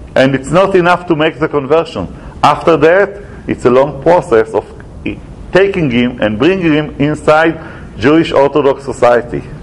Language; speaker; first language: English; non-native, fluent; Hebrew